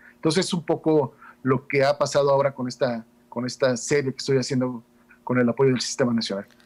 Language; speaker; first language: Spanish; native; Spanish